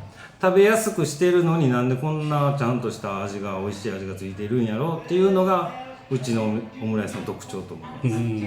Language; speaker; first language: Japanese; native; Japanese